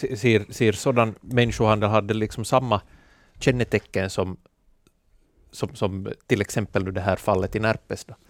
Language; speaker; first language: Swedish; native; Swedish